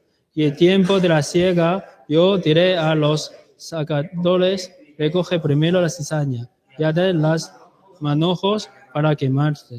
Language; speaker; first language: Spanish; non-native, learner; Chinese